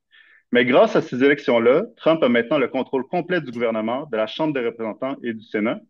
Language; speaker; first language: French; native; French